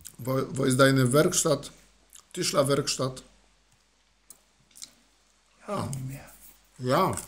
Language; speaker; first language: German; non-native, learner; Polish